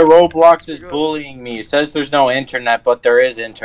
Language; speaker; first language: English; native; English